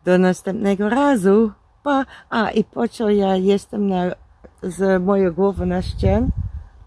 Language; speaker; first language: Polish; non-native, learner; Dutch